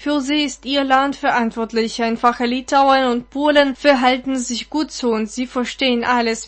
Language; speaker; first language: German; non-native, fluent; Russian